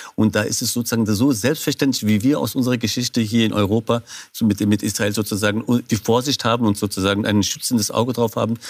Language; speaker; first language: German; non-native, fluent; Kurdish